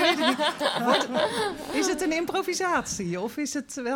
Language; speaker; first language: Dutch; native; Dutch